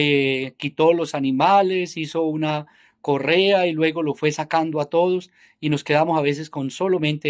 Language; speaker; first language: Spanish; native; Spanish